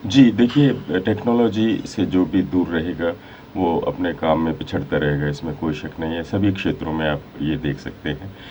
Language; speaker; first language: Hindi; native; Hindi